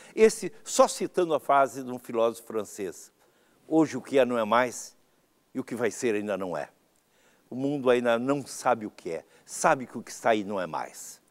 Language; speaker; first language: Portuguese; native; Portuguese